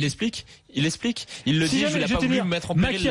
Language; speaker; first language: French; native; French